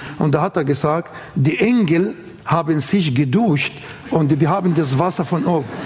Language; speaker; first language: German; non-native, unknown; Arabic